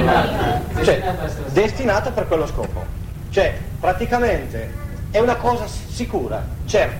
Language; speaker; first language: Italian; native; Italian